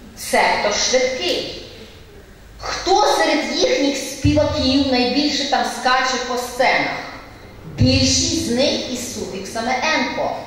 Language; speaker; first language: Ukrainian; native; Ukrainian